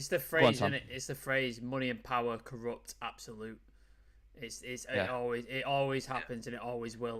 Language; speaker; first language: English; native; English